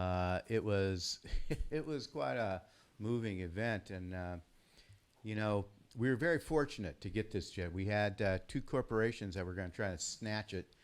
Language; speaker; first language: English; native; English